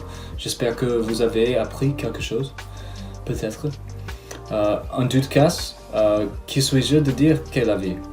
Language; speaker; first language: French; non-native, fluent; English